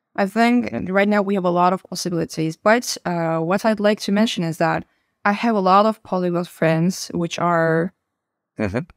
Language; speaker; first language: English; non-native, fluent; Turkish